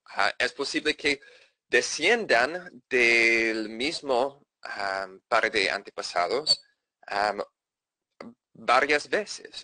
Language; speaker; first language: Spanish; non-native, fluent; English